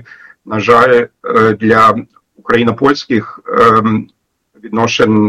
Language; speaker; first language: Ukrainian; non-native, fluent; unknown